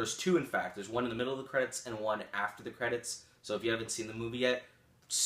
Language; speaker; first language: English; native; English